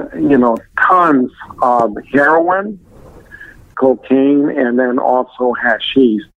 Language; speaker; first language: English; non-native, fluent; French